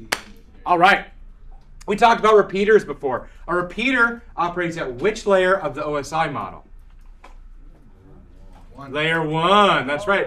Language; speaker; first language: English; native; English